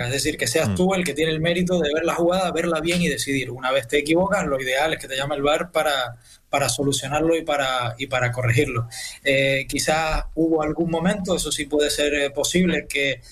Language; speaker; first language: Spanish; native; Spanish